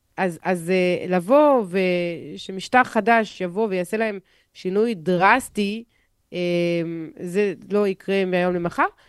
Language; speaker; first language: Hebrew; non-native, fluent; French